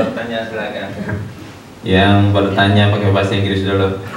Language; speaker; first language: Indonesian; native; Indonesian